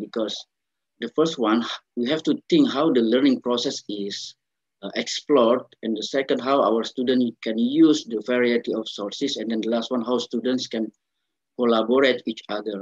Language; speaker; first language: English; non-native, learner; Indonesian